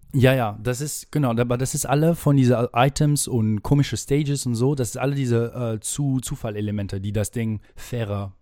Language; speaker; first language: German; non-native, fluent; French